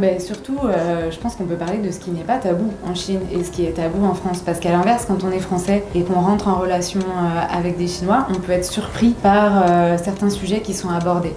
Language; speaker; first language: French; native; French